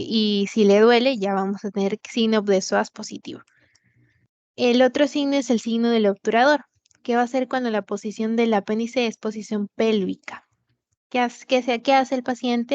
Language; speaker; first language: Spanish; native; Spanish